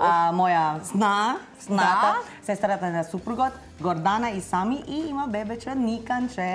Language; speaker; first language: Macedonian; non-native, learner; Filipino